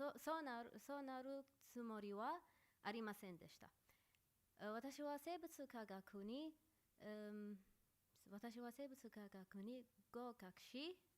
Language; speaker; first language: Japanese; non-native, learner; Arabic